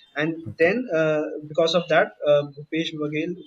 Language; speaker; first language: English; non-native, local second language; Hindi